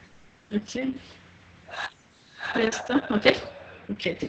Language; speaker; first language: English; non-native, learner; Spanish